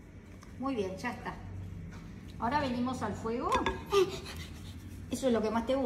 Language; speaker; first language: Spanish; native; Spanish